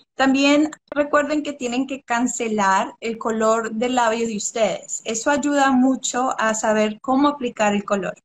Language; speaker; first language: Spanish; early bilingual, other home language; English